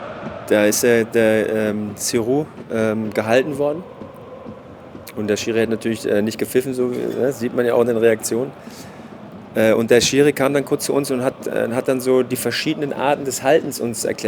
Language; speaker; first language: German; native; German